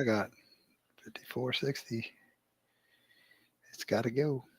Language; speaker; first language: English; native; English